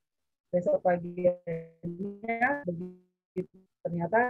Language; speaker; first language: Indonesian; native; Indonesian